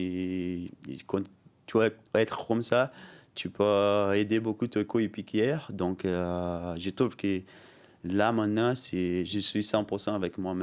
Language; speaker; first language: French; non-native, learner; Portuguese